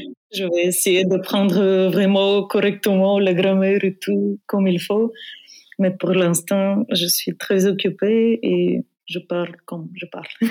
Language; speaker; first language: French; non-native, fluent; Bulgarian